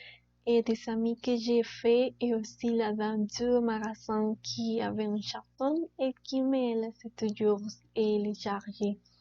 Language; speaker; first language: French; non-native, learner; Spanish